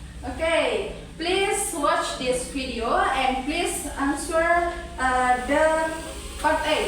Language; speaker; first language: English; non-native, learner; Indonesian